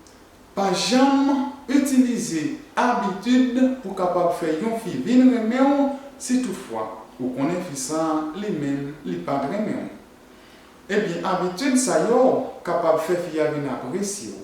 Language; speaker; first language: French; non-native, learner; Haitian Creole